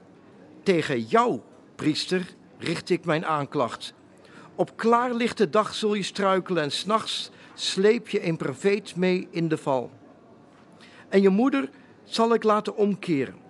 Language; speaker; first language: Dutch; native; Dutch